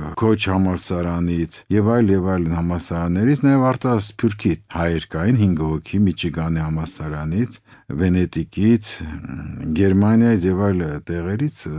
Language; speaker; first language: Armenian; native; Armenian